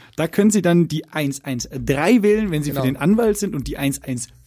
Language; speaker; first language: German; native; German